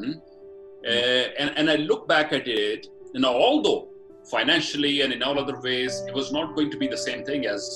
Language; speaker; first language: English; non-native, local second language; Punjabi